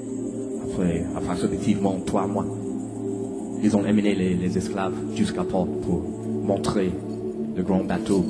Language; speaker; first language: French; non-native, learner; English